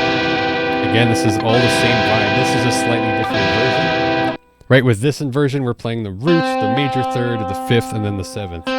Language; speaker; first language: English; native; English